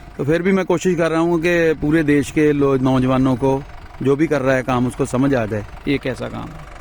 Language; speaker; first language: Hindi; non-native, local second language; Punjabi